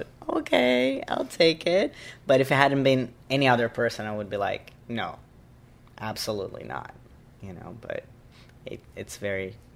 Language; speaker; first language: English; non-native, fluent; Portuguese